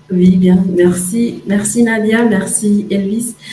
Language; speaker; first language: French; non-native, fluent; Spanish